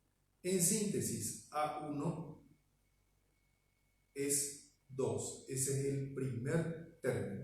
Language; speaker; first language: Spanish; native; Spanish